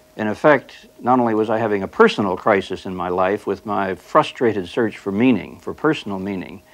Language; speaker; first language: English; native; English